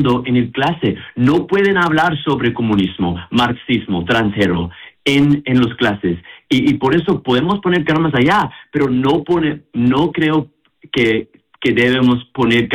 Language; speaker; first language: Spanish; early bilingual, heritage; Spanish